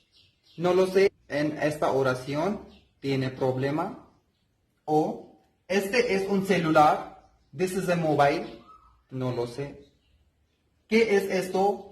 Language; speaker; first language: Spanish; non-native, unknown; Hindi